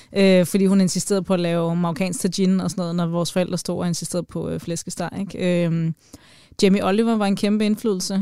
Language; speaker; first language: Danish; native; Danish